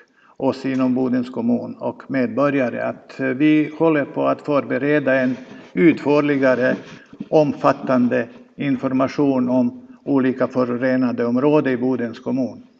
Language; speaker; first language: Swedish; non-native, fluent; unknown